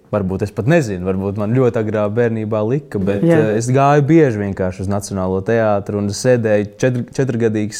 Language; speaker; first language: Latvian; native; Latvian